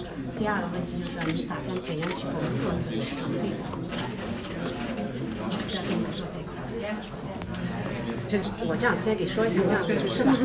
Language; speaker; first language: Chinese; native; Chinese